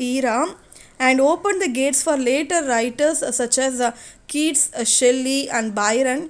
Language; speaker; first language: English; non-native, local second language; Tamil